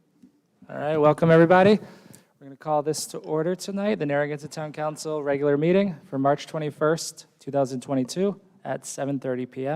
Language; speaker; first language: English; native; English